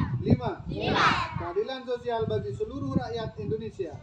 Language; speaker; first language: Indonesian; native; Indonesian